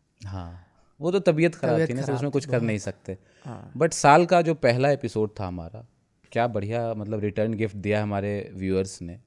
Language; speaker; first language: Hindi; native; Hindi